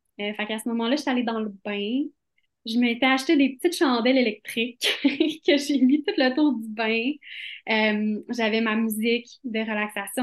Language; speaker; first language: French; native; French